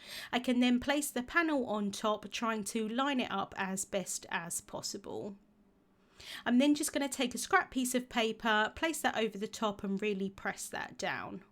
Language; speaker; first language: English; native; English